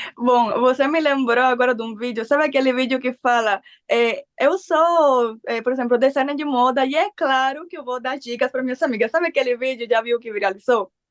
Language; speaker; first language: Portuguese; non-native, fluent; Spanish